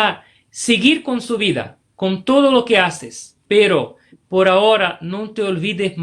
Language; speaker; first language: Spanish; non-native, fluent; Portuguese